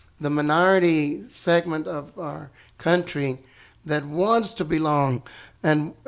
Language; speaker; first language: English; early bilingual, other home language; Spanish